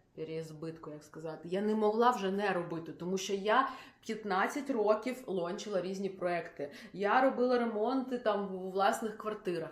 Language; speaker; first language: Ukrainian; non-native, local second language; Russian